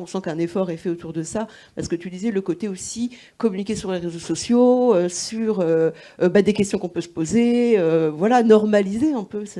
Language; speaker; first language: French; native; French